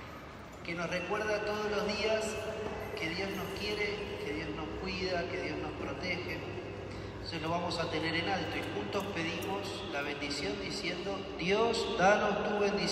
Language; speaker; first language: Spanish; native; Spanish